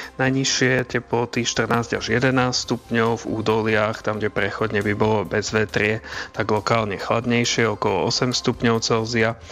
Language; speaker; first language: Slovak; native; Slovak